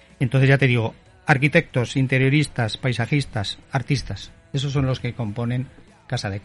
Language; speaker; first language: Spanish; native; Spanish